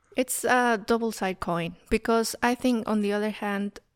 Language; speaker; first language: English; non-native, fluent; Spanish